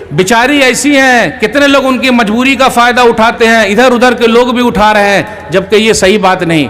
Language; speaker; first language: Hindi; native; Hindi